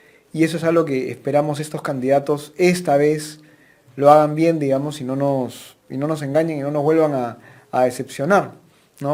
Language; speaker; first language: Spanish; native; Spanish